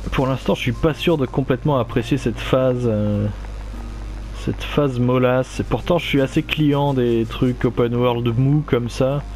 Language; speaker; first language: French; native; French